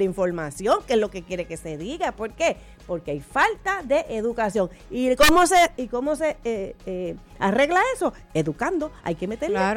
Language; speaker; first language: Spanish; native; Spanish